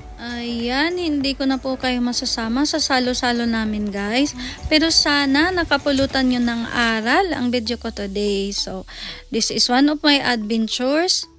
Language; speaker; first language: Filipino; native; Filipino